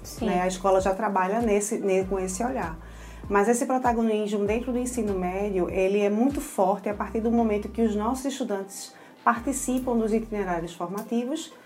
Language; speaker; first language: Portuguese; native; Portuguese